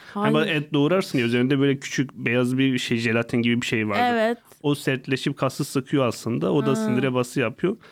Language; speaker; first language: Turkish; non-native, local second language; Kurdish